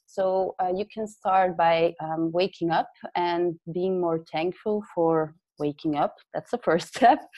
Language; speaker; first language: English; non-native, fluent; Dutch